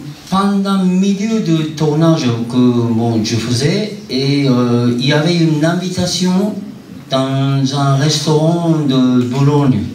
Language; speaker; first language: French; non-native, fluent; Japanese